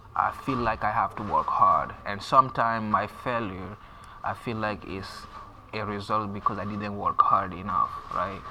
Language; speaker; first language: English; non-native, fluent; French